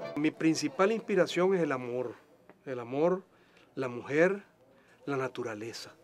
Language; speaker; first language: Spanish; native; Spanish